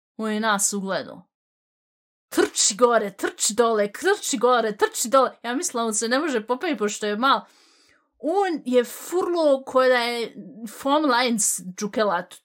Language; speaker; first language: Bosnian; early bilingual, heritage; Bosnian